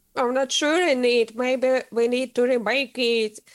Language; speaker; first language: English; non-native, learner; Russian